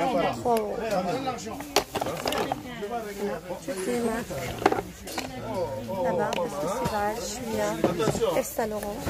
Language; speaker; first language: French; non-native, fluent; Arabic